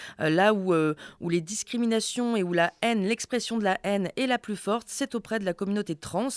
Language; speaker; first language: French; native; French